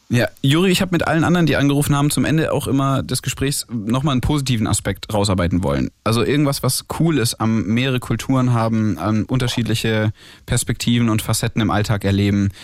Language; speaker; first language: German; native; German